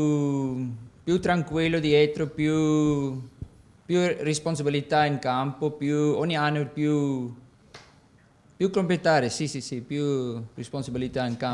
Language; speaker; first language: Italian; non-native, learner; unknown